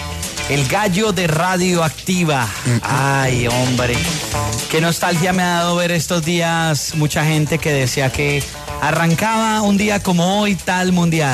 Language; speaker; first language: Spanish; native; Spanish